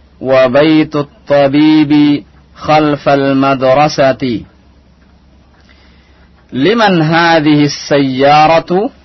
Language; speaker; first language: Arabic; non-native, fluent; Indonesian